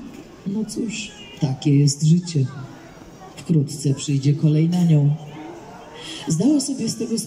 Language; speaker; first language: Polish; native; Polish